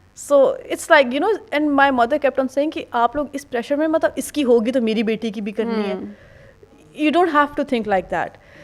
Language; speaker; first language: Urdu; native; Urdu